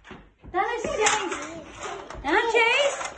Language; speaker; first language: Dutch; non-native, learner; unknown